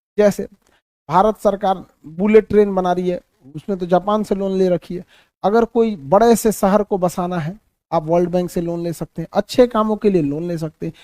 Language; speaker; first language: Hindi; native; Hindi